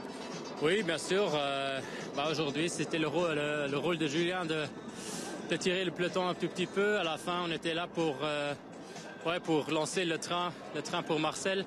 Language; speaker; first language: French; non-native, local second language; Luxembourgish